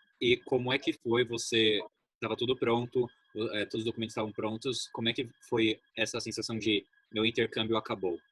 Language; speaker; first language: Portuguese; native; Portuguese